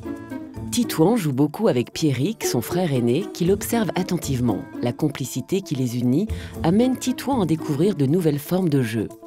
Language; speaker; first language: French; native; French